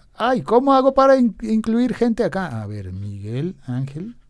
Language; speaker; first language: Spanish; native; Spanish